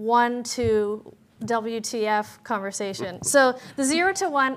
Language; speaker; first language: English; native; English